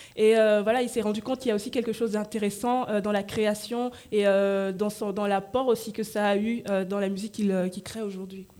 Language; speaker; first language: French; native; French